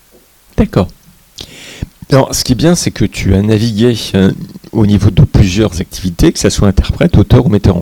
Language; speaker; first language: French; native; French